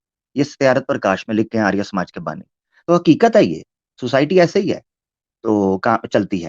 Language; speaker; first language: Hindi; native; Hindi